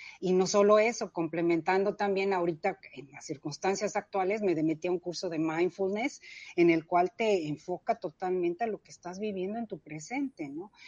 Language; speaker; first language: Spanish; early bilingual, other home language; Cantonese